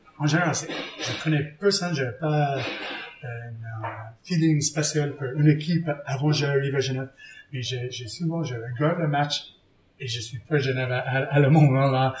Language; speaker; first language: French; non-native, learner; English